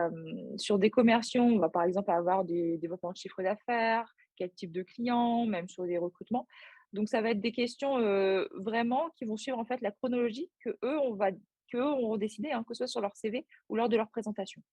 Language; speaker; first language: French; native; French